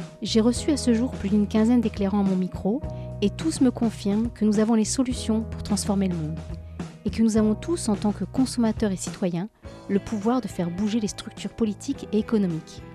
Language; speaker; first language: French; native; French